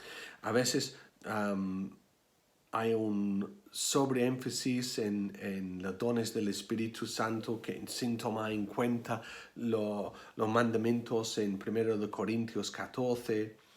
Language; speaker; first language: Spanish; non-native, fluent; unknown